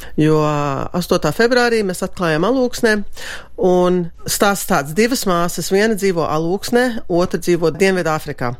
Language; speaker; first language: Latvian; early bilingual, heritage; Latvian